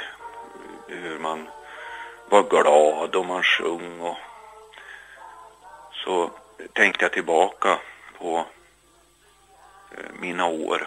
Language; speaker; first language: Swedish; native; Swedish